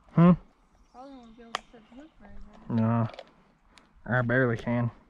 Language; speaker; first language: English; native; English